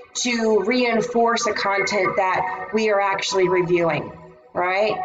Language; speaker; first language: English; native; English